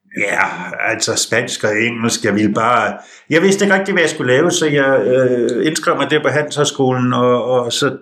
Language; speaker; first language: Danish; native; Danish